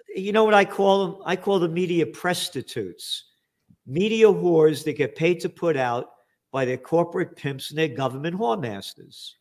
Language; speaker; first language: English; native; English